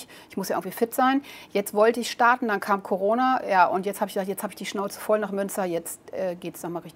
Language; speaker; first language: German; native; German